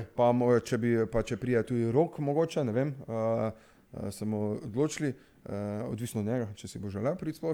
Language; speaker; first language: Slovenian; non-native, local second language; Serbian